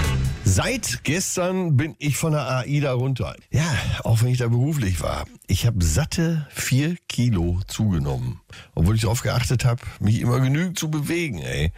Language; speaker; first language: German; native; German